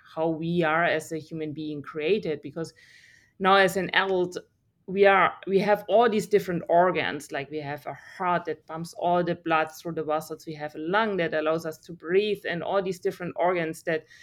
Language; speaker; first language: English; non-native, fluent; German